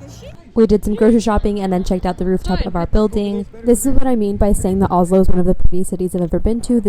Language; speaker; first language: English; native; English